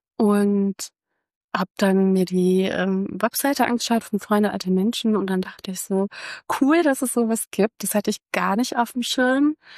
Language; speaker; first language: German; early bilingual, other home language; Croatian